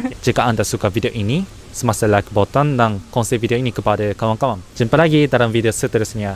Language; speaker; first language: Malay; non-native, learner; Japanese